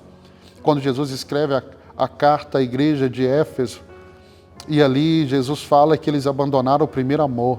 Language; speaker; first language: Portuguese; native; Portuguese